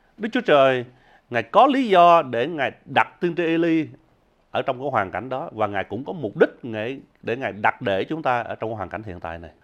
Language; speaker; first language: Vietnamese; early bilingual, heritage; Vietnamese